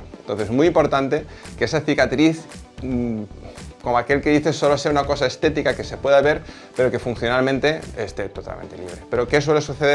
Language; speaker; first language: Spanish; native; Spanish